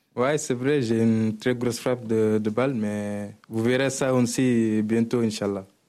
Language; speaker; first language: French; non-native, local second language; Wolof